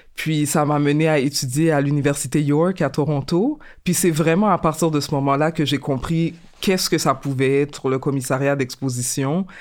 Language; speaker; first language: French; native; French